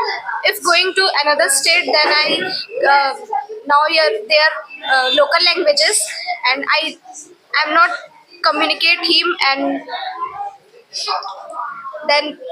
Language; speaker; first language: English; non-native, learner; Hindi